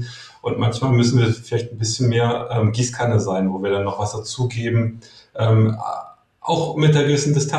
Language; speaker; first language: German; native; German